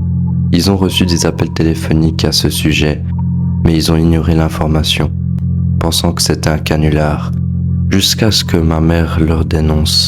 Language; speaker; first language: French; native; French